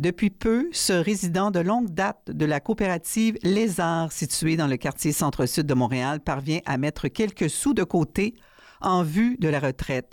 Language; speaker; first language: French; native; French